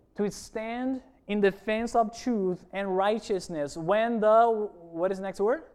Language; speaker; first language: English; non-native, fluent; Portuguese